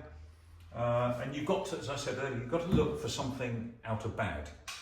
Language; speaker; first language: English; native; English